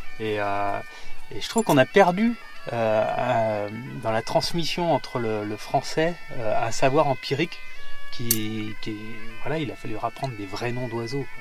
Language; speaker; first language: French; native; French